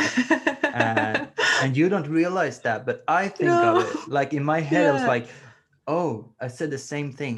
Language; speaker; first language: English; non-native, fluent; Swedish